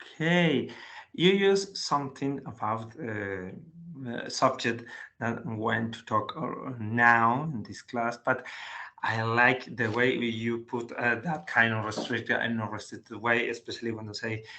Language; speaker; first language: English; non-native, learner; Spanish